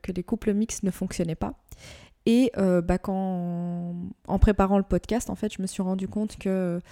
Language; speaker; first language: French; native; French